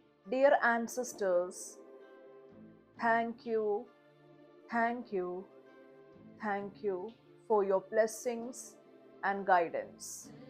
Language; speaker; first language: English; non-native, local second language; Malayalam